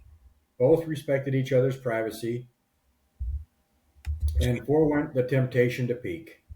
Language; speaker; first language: English; native; English